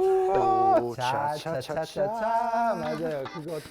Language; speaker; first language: Korean; non-native, fluent; Italian